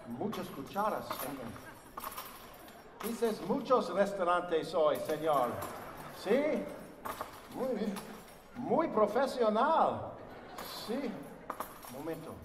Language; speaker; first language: Spanish; non-native, learner; English